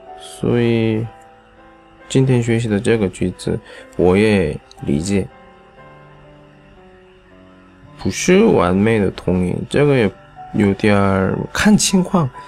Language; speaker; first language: Chinese; non-native, fluent; Korean